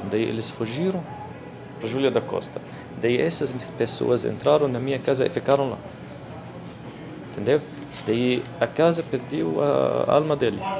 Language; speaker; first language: Portuguese; non-native, learner; Arabic